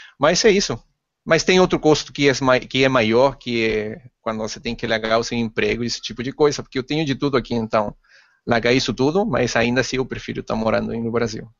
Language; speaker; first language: Portuguese; non-native, fluent; Spanish